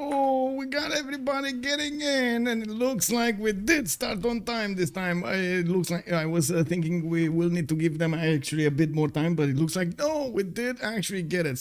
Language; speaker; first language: English; non-native, fluent; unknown